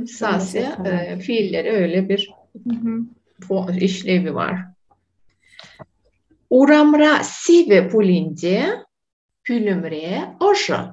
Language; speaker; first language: Turkish; non-native, fluent; Chuvash